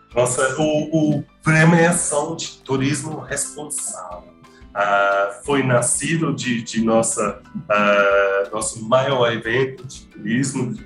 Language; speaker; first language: Portuguese; non-native, fluent; English